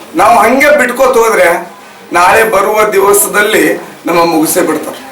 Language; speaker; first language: Kannada; native; Kannada